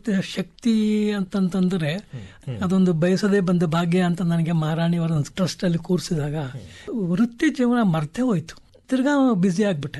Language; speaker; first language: Kannada; native; Kannada